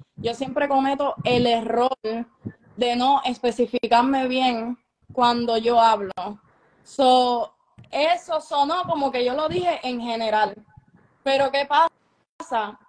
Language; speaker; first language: Spanish; native; Spanish